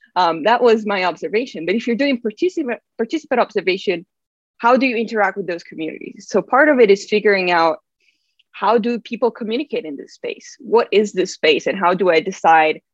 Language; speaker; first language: English; non-native, fluent; Italian